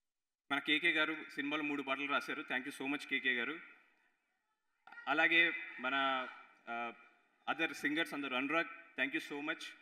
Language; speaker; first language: Telugu; native; Telugu